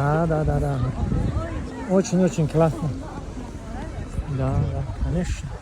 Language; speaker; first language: Russian; non-native, learner; Tajik